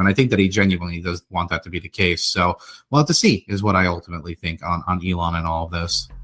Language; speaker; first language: English; native; English